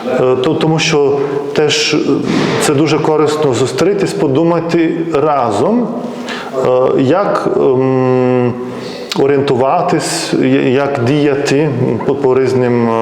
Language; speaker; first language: Ukrainian; non-native, fluent; Lithuanian